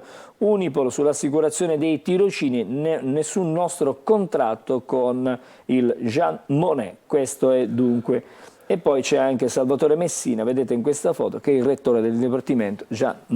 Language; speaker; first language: Italian; native; Italian